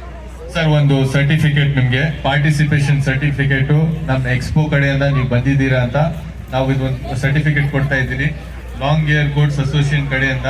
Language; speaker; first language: Kannada; non-native, local second language; Urdu